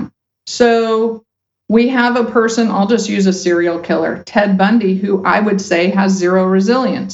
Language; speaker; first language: English; native; English